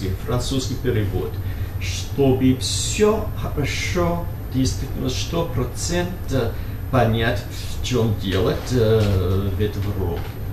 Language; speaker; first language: Russian; non-native, learner; English